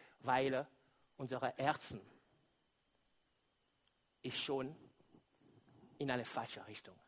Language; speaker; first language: German; non-native, fluent; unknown